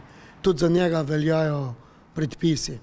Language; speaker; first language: Slovenian; native; Slovenian